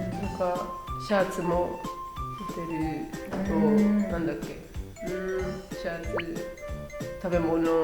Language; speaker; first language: Japanese; non-native, learner; Spanish